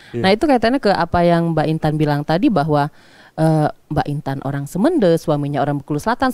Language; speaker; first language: Indonesian; non-native, local second language; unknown